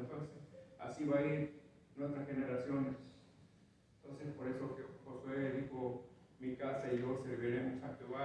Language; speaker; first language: Spanish; native; Spanish